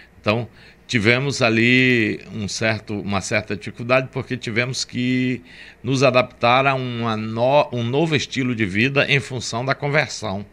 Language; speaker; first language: Portuguese; native; Portuguese